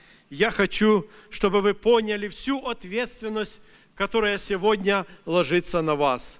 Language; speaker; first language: Russian; native; Russian